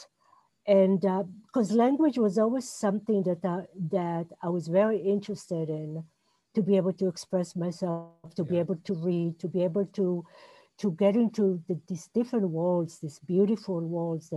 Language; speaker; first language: English; non-native, fluent; Hebrew